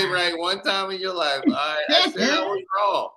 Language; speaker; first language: English; native; English